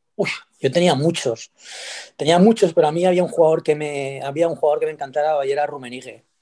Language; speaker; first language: Spanish; native; Spanish